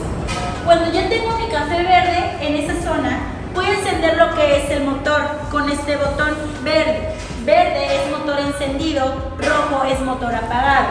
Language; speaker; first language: Spanish; native; Spanish